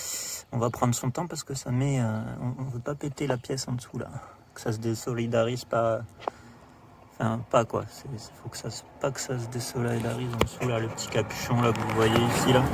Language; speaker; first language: French; native; French